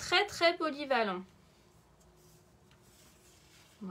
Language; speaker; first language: French; native; French